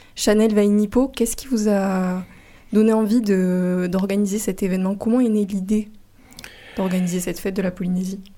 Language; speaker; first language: French; native; French